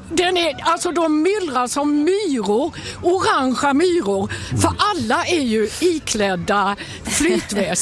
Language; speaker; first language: Swedish; native; Swedish